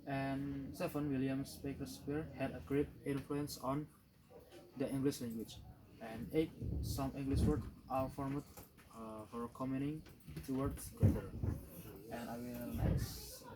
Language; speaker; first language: English; non-native, learner; Indonesian